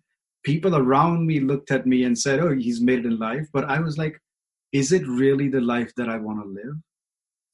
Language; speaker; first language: English; non-native, local second language; Hindi